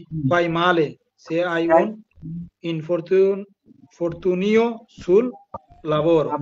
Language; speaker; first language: Italian; non-native, learner; Bangla